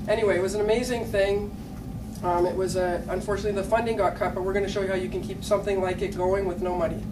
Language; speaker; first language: English; native; English